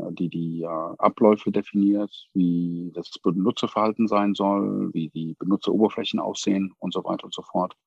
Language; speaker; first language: German; non-native, fluent; English